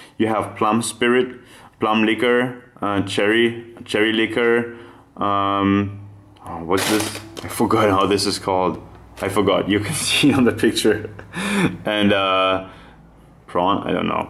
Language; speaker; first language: English; non-native, fluent; German